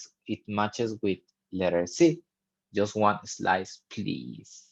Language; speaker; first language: English; non-native, fluent; Spanish